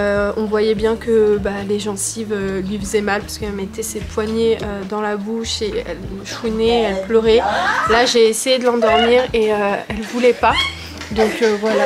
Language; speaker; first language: French; native; French